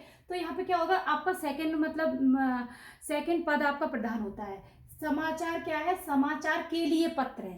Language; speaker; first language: Hindi; native; Hindi